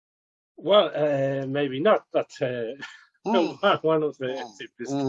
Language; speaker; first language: English; non-native, learner; Spanish